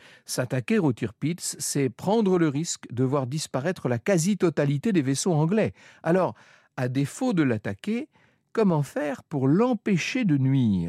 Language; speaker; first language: French; native; French